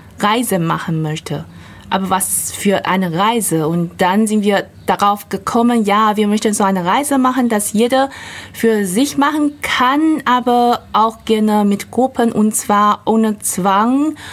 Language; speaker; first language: German; non-native, fluent; Chinese